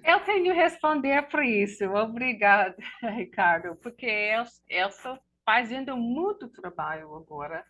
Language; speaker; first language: Portuguese; non-native, learner; English